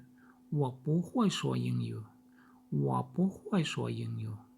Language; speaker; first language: Chinese; non-native, learner; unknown